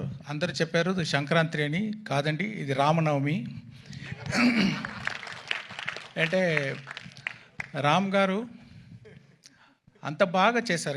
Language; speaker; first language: Telugu; non-native, fluent; Tamil